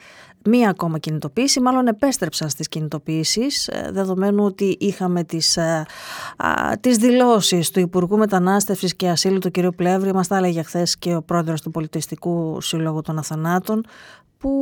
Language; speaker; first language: Greek; native; Greek